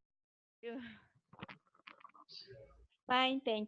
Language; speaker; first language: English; non-native, learner; Spanish